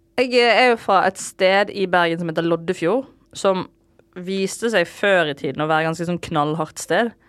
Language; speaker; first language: Norwegian; native; Norwegian